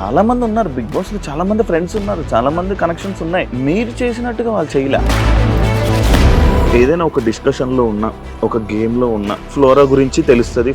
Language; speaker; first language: Telugu; native; Telugu